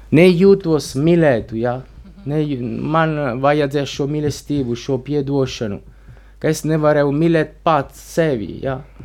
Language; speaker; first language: Latvian; non-native, learner; Italian